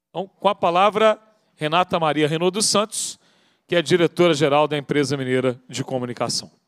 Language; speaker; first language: Portuguese; native; Portuguese